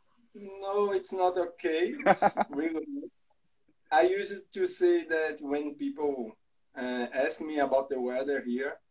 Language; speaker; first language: English; non-native, learner; Portuguese